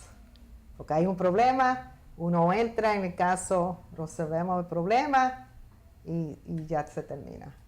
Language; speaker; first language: Spanish; early bilingual, heritage; Spanish